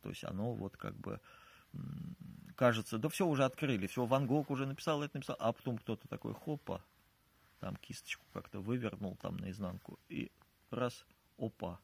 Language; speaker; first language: Russian; native; Russian